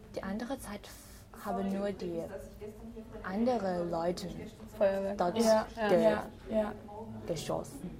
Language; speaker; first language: German; non-native, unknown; Chinese